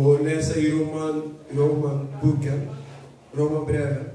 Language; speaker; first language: Swedish; non-native, fluent; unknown